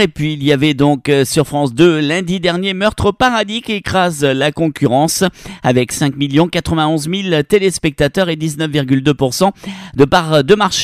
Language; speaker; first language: French; native; French